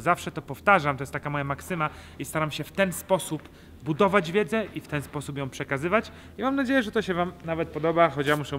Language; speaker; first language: Polish; native; Polish